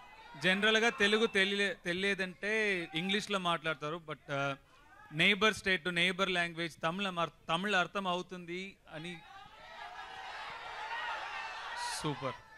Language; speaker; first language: Telugu; non-native, learner; Tamil